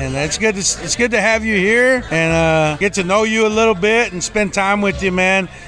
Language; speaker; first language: English; early bilingual, other home language; Spanish